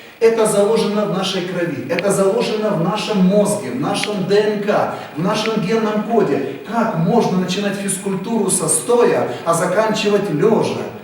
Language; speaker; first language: Russian; native; Russian